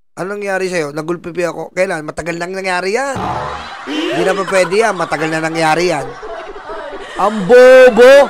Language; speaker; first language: Filipino; native; Filipino